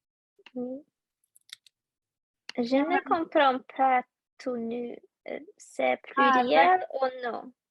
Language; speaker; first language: French; non-native, learner; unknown